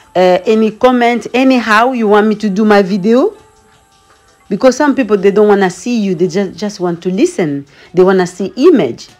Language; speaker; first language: English; non-native, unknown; Lingala